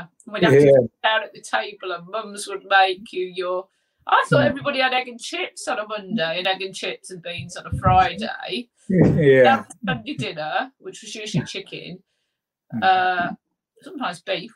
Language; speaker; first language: English; native; English